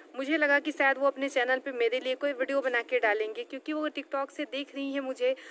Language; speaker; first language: Hindi; native; Hindi